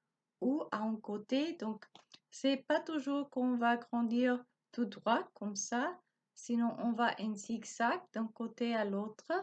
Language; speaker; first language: French; non-native, learner; Spanish